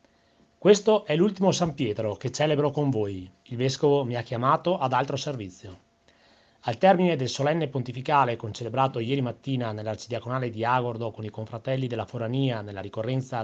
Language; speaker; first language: Italian; native; Italian